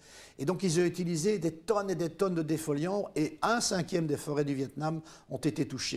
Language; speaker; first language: French; native; French